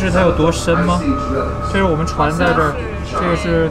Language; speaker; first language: Chinese; native; Chinese